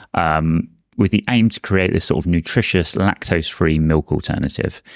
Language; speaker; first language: English; native; English